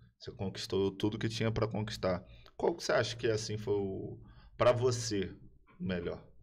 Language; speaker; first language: Portuguese; native; Portuguese